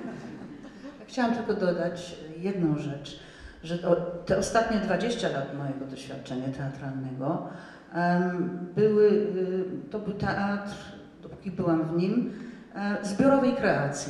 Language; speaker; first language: Polish; non-native, fluent; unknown